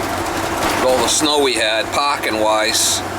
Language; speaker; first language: English; native; English